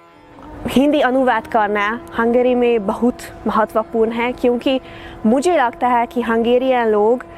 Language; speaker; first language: Hindi; non-native, learner; Hungarian